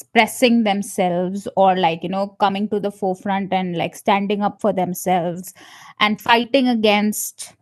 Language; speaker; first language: English; non-native, local second language; Malayalam